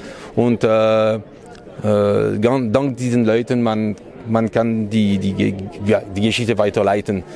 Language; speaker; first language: German; non-native, local second language; Italian